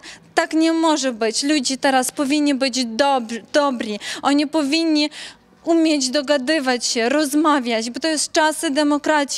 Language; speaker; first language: Polish; non-native, learner; Ukrainian